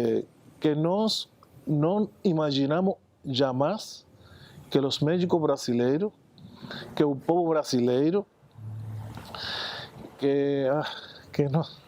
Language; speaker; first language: Portuguese; non-native, fluent; Spanish